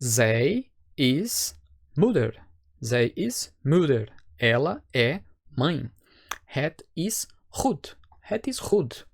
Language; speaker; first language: Dutch; non-native, fluent; Portuguese